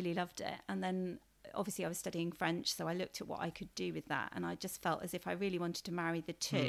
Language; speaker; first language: English; native; English